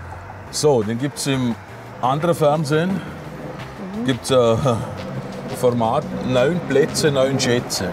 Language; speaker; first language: German; native; German